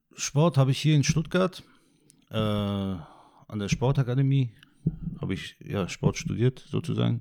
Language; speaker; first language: German; non-native, fluent; Turkish